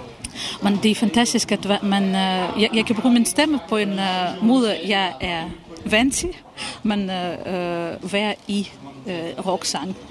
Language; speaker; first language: Danish; non-native, fluent; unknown